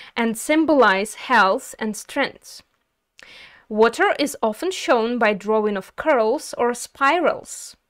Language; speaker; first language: English; non-native, fluent; Ukrainian